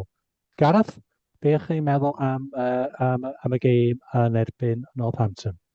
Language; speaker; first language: Welsh; non-native, fluent; English